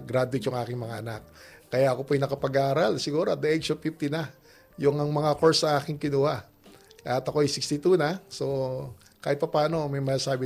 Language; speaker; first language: Filipino; native; Filipino